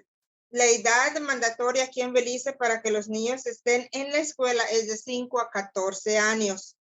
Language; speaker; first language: Spanish; non-native, local second language; English